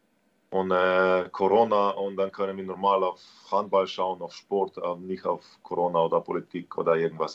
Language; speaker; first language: German; non-native, learner; Slovenian